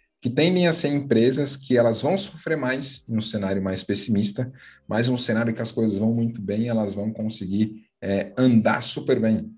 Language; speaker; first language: Portuguese; native; Portuguese